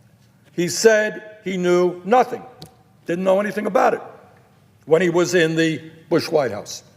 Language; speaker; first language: English; native; English